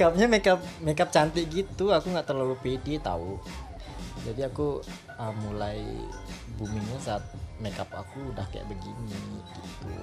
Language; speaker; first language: Indonesian; native; Indonesian